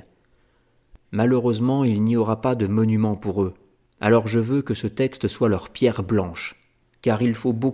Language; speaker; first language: French; native; French